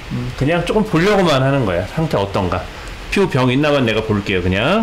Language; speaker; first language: Korean; native; Korean